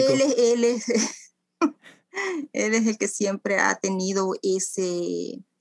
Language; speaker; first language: Spanish; native; Spanish